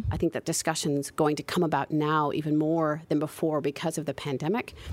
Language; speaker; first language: English; native; English